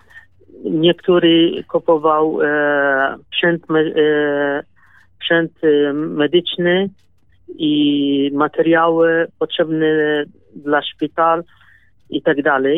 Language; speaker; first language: Polish; non-native, learner; Kurdish